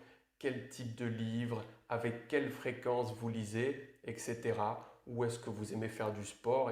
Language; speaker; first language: French; native; French